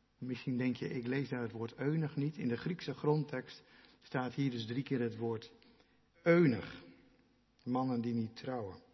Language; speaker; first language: Dutch; non-native, local second language; Western Frisian